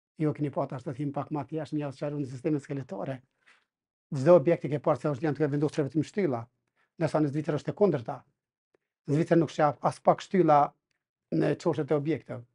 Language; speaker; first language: Albanian; native; Albanian